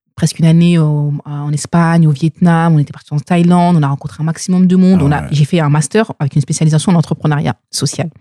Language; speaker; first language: French; native; French